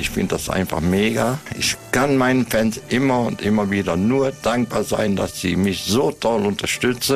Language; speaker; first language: German; native; German